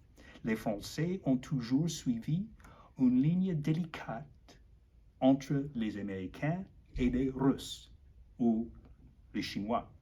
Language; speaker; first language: French; non-native, learner; English